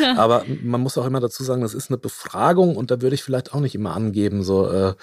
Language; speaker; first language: German; non-native, fluent; Spanish